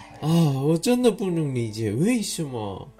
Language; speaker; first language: Chinese; non-native, learner; Korean